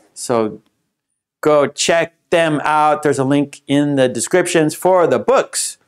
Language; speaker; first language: English; native; English